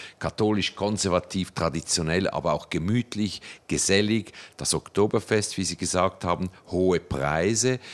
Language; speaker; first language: German; native; German